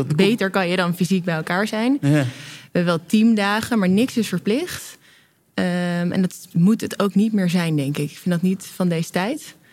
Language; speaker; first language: Dutch; native; Dutch